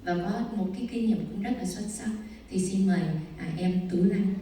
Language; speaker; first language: Vietnamese; early bilingual, heritage; Vietnamese